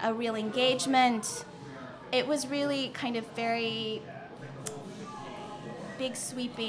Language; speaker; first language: English; native; English